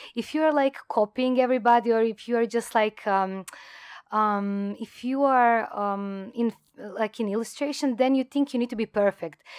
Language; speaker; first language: English; non-native, fluent; Croatian